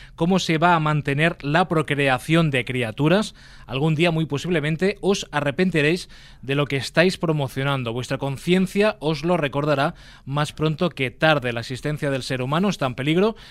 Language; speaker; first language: Spanish; non-native, local second language; Catalan